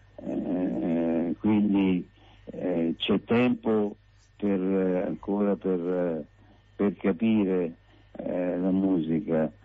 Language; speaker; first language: Italian; native; Italian